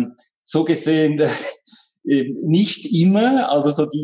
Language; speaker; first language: German; native; German